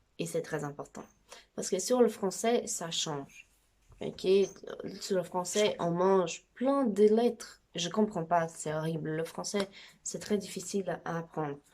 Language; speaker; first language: French; non-native, fluent; Portuguese